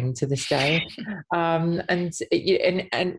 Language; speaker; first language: English; native; English